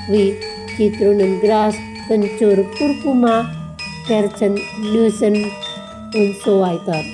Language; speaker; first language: German; non-native, fluent; Indonesian